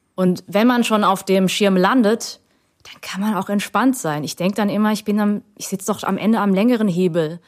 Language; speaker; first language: German; early bilingual, other home language; Vietnamese